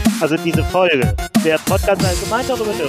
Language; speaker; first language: German; native; German